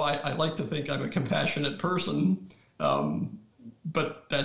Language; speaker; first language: English; native; English